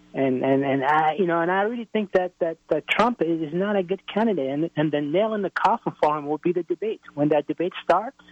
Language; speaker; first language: English; non-native, fluent; Somali